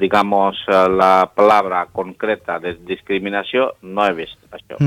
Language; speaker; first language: Catalan; non-native, learner; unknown